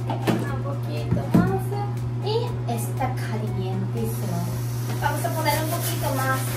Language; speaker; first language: Spanish; non-native, learner; Japanese